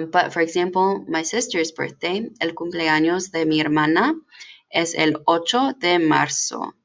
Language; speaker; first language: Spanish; non-native, fluent; English